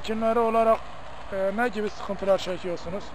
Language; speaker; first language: Turkish; native; Turkish